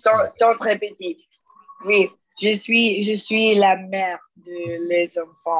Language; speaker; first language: French; non-native, learner; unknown